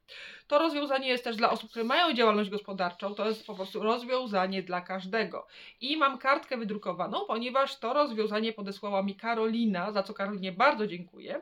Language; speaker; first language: Polish; native; Polish